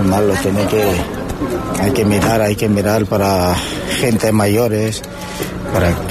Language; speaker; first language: Spanish; non-native, learner; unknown